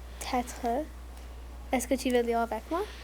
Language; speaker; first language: French; non-native, local second language; English